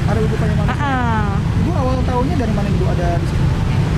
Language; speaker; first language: Indonesian; native; Indonesian